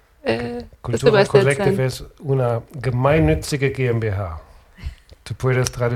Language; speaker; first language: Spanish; non-native, learner; German